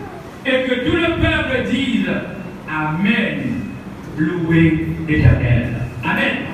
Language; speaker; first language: French; non-native, local second language; Haitian Creole